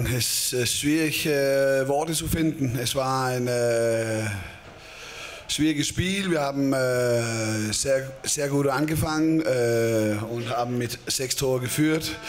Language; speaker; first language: German; non-native, fluent; Danish